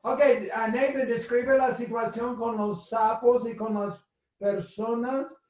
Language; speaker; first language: Spanish; non-native, fluent; English